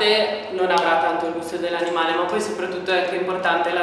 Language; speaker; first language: Italian; native; Italian